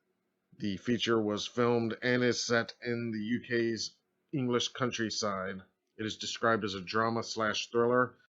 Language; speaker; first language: English; native; English